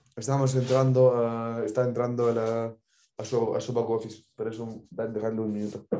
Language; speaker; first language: Spanish; non-native, fluent; Ukrainian